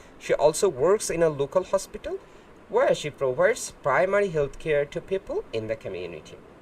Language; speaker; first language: English; non-native, local second language; Bangla